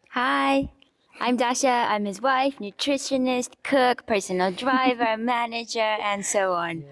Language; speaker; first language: English; non-native, fluent; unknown